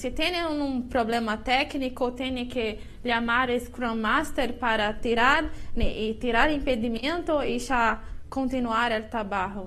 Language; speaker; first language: Spanish; non-native, learner; Portuguese